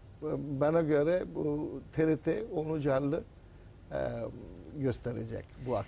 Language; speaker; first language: Turkish; non-native, learner; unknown